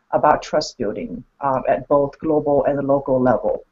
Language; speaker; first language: English; non-native, fluent; Chinese